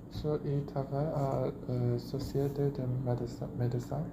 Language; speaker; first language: French; non-native, learner; Chinese